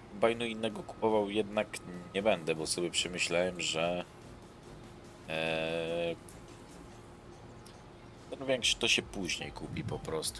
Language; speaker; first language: Polish; native; Polish